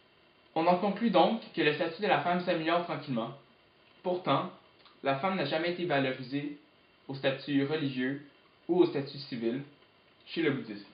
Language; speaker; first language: French; native; French